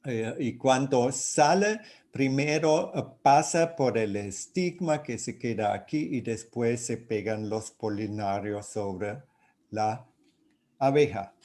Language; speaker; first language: Spanish; non-native, fluent; German